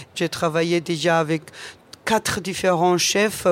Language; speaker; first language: French; non-native, learner; Georgian